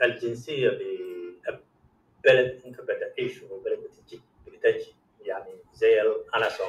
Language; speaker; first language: Arabic; non-native, fluent; Somali